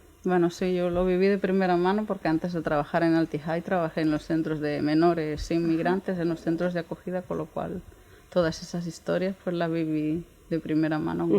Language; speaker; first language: Spanish; native; Spanish